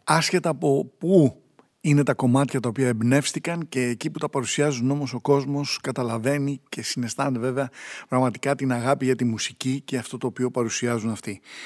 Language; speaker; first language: Greek; native; Greek